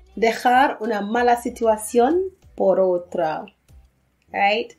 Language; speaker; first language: Spanish; non-native, fluent; English